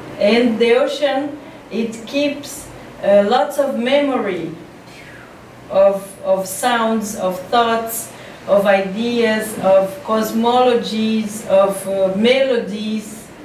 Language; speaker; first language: English; non-native, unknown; Portuguese